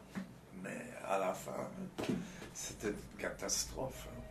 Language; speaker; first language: French; non-native, fluent; Czech